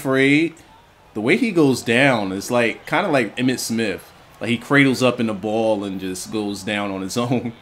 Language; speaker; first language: English; native; English